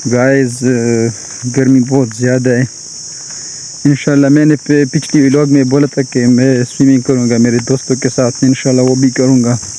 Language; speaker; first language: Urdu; non-native, local second language; Pashto